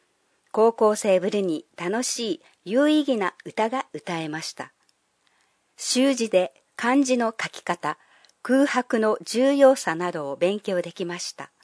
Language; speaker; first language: Japanese; non-native, fluent; English